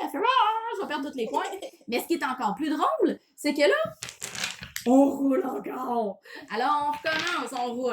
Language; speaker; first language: French; native; French